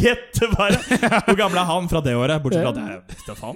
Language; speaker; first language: Norwegian; native; Norwegian